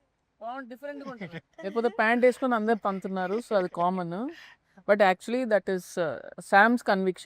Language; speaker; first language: Telugu; native; Telugu